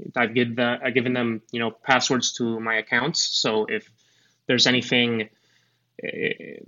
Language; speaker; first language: English; non-native, fluent; Spanish